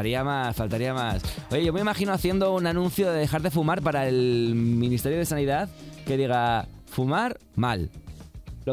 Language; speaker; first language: Spanish; native; Spanish